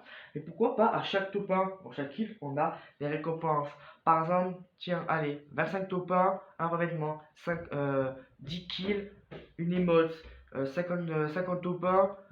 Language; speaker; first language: French; native; French